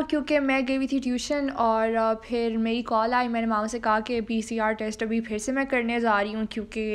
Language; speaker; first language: Urdu; native; Urdu